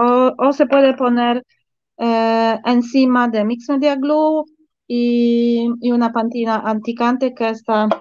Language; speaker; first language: Spanish; non-native, fluent; Polish